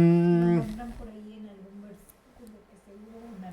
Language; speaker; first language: Spanish; native; Spanish